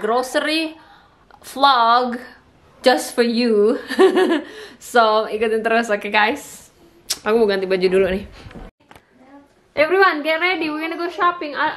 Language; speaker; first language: English; non-native, fluent; Indonesian